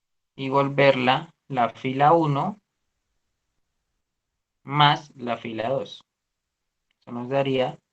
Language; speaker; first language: Spanish; native; Spanish